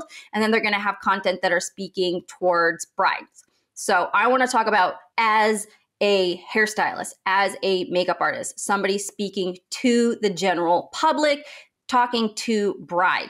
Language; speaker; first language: English; native; English